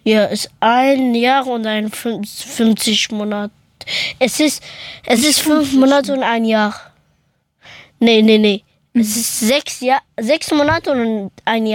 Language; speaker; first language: German; early bilingual, other home language; Persian